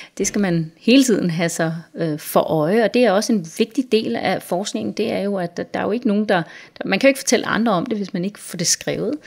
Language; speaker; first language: Danish; native; Danish